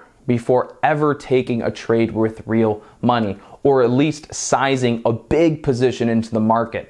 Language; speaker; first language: English; native; English